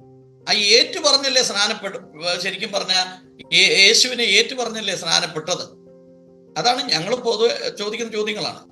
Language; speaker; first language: Malayalam; native; Malayalam